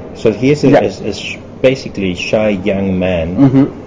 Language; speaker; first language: English; early bilingual, other home language; German